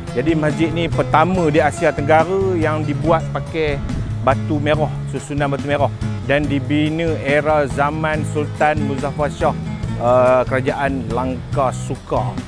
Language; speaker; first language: Malay; native; Malay